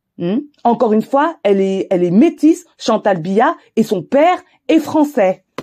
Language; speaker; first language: French; native; French